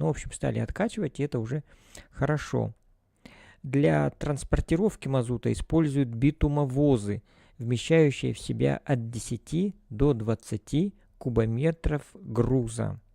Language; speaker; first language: Russian; native; Russian